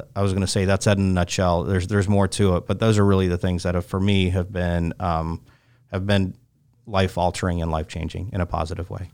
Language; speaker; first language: English; native; English